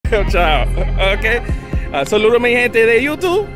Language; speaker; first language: Spanish; non-native, learner; English